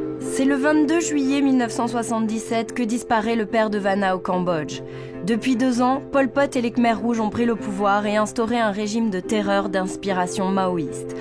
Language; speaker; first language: French; native; French